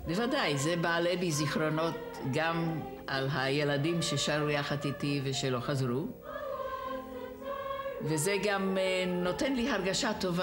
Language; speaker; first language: Hebrew; non-native, fluent; Czech